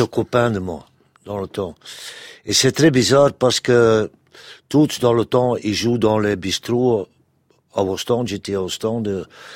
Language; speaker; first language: French; non-native, local second language; Dutch